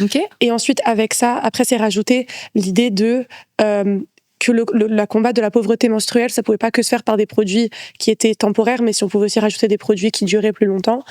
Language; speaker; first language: French; native; French